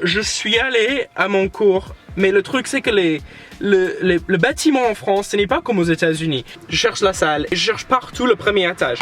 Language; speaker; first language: French; non-native, fluent; English